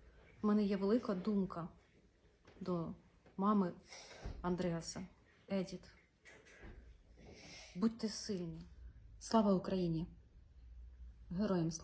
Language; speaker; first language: Ukrainian; native; Ukrainian